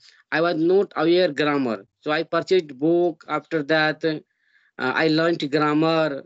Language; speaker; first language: English; non-native, learner; Hindi